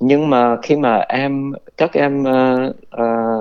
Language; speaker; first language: Vietnamese; early bilingual, heritage; Vietnamese